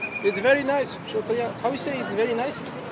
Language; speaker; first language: English; non-native, learner; French